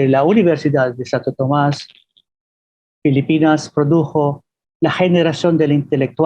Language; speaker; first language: Spanish; non-native, fluent; Filipino